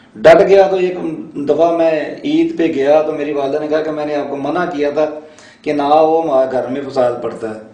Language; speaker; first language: Urdu; non-native, local second language; Punjabi